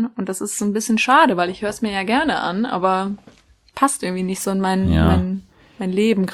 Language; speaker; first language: German; native; German